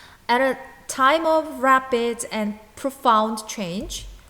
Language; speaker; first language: English; non-native, fluent; Korean